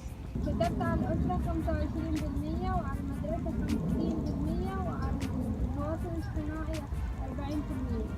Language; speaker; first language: Arabic; early bilingual, heritage; Arabic